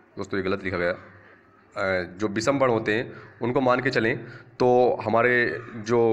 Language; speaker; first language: Hindi; native; Hindi